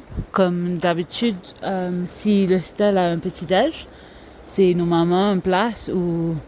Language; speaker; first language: French; non-native, local second language; Morisyen